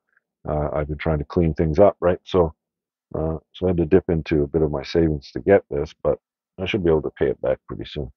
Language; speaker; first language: English; native; English